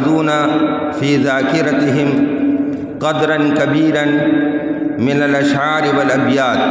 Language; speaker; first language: Arabic; non-native, fluent; Urdu